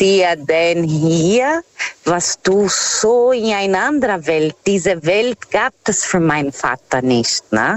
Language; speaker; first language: German; non-native, fluent; Portuguese